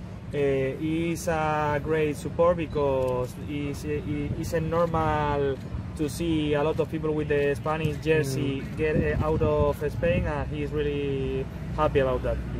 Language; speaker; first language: English; non-native, fluent; Spanish